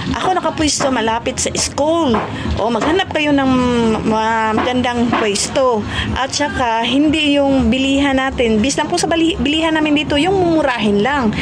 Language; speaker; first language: Filipino; non-native, local second language; Cebuano